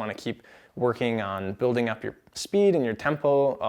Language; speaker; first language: English; native; English